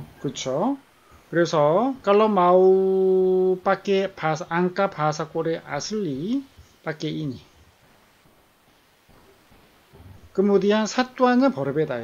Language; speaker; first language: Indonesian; non-native, fluent; Korean